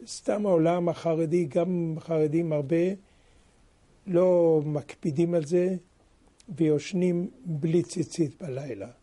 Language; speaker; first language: Hebrew; non-native, fluent; French